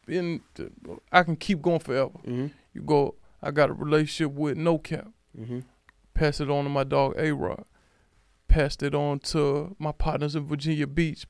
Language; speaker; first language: English; native; English